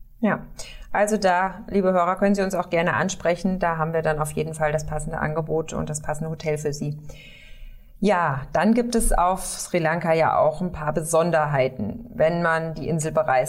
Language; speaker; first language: German; native; German